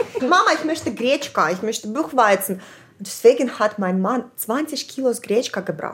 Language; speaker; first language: German; non-native, fluent; Ukrainian